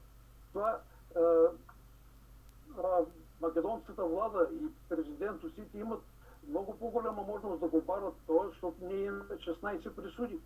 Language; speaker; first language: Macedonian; early bilingual, heritage; Macedonian